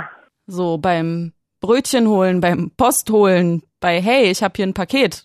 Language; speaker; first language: German; native; German